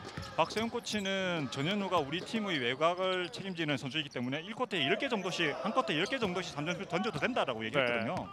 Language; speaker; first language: Korean; native; Korean